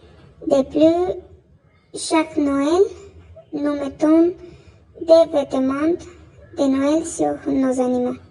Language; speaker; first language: French; non-native, learner; Spanish